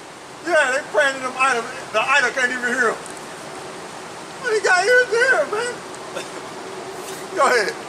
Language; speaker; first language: English; native; English